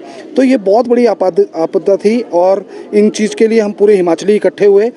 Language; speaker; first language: Hindi; native; Hindi